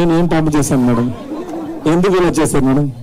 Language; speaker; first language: Telugu; non-native, learner; Tamil